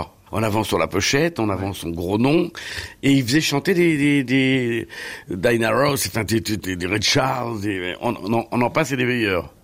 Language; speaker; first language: French; native; French